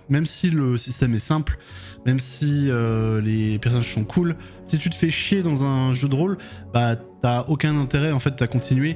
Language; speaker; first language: French; native; French